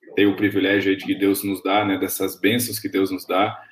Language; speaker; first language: Portuguese; native; Portuguese